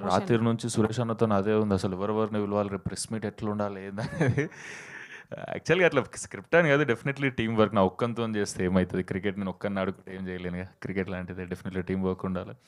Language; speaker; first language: Telugu; native; Telugu